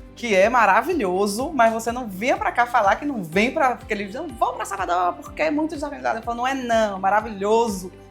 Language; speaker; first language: Portuguese; early bilingual, heritage; Portuguese